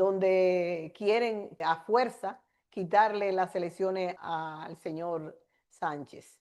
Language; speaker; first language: Spanish; native; Spanish